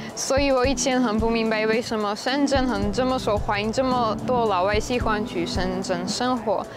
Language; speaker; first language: Chinese; non-native, fluent; Slovak